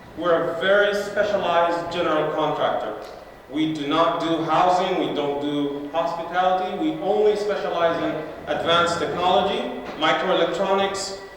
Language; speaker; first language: English; non-native, local second language; Arabic